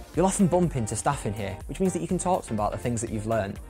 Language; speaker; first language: English; non-native, fluent; Chinese